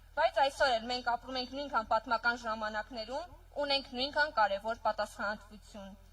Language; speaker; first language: Armenian; native; Armenian